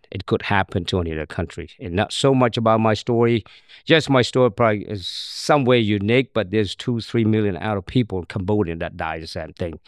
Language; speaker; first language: English; non-native, learner; Khmer